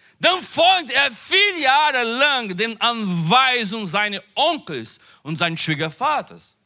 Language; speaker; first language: German; non-native, learner; Portuguese